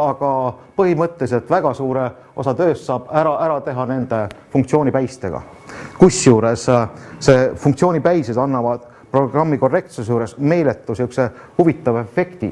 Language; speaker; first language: Estonian; native; Estonian